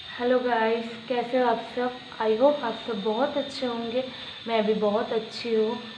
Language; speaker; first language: Hindi; non-native, local second language; Bangla